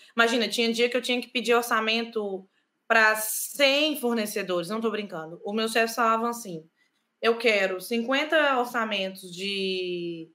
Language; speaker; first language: Portuguese; native; Portuguese